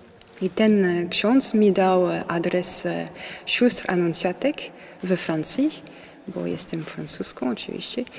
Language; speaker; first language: Polish; non-native, learner; French